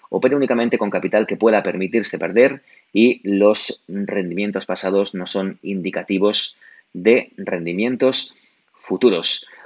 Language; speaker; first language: Spanish; native; Spanish